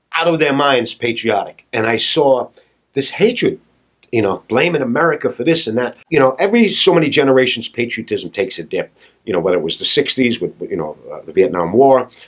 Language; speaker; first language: English; native; English